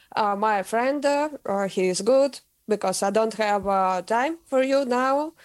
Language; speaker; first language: English; non-native, learner; Russian